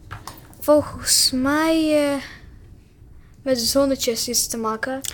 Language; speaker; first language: Dutch; non-native, learner; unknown